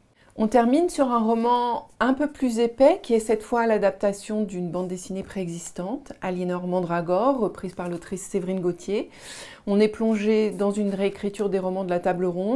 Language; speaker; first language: French; native; French